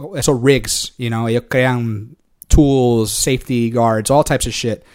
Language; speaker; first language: Spanish; early bilingual, heritage; Spanish